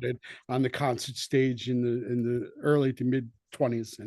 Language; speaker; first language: English; native; English